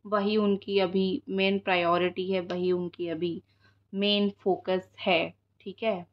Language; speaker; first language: Hindi; non-native, local second language; Odia